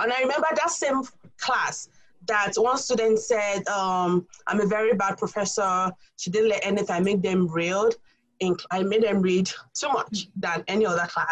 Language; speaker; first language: English; non-native, local second language; Yoruba